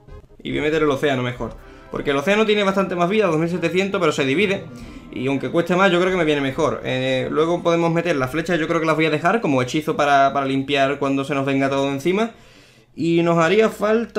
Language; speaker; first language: Spanish; native; Spanish